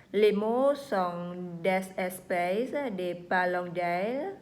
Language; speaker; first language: French; non-native, learner; Vietnamese